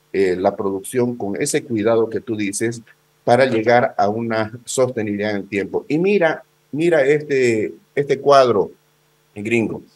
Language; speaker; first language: Spanish; native; Spanish